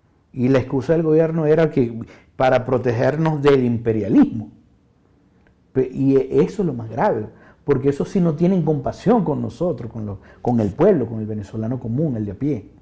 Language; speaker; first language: Spanish; native; Spanish